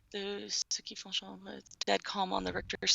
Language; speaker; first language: French; non-native, fluent; English